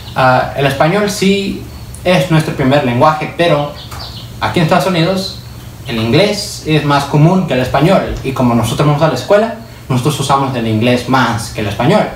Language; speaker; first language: Spanish; early bilingual, heritage; Spanish